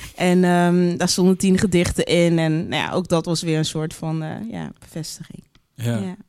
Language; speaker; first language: Dutch; native; Dutch